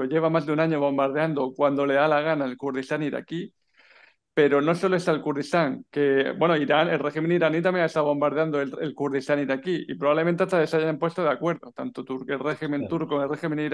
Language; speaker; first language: Spanish; native; Spanish